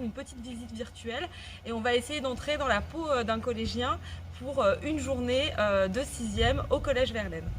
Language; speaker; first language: French; native; French